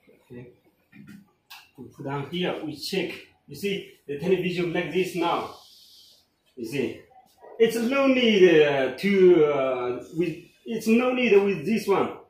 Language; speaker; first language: English; non-native, learner; Chinese